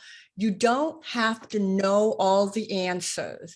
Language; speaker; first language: English; native; English